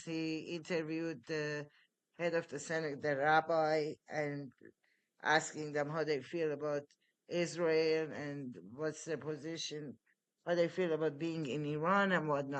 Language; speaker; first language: English; non-native, fluent; Persian